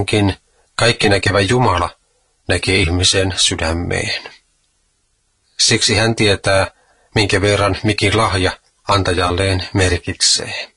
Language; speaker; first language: Finnish; native; Finnish